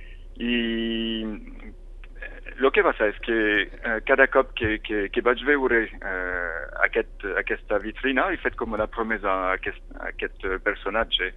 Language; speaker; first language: Catalan; non-native, fluent; French